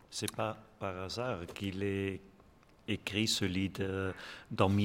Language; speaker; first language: French; non-native, fluent; German